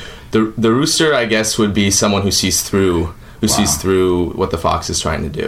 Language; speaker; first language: English; native; English